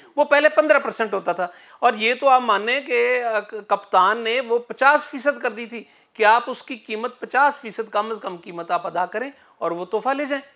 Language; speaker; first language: Urdu; non-native, local second language; Punjabi